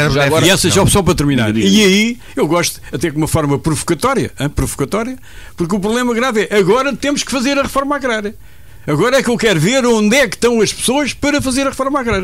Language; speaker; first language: Portuguese; native; Portuguese